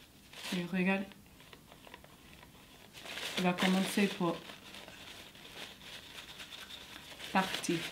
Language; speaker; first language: French; non-native, learner; English